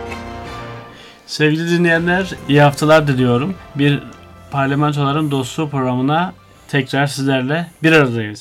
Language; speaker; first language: Turkish; native; Turkish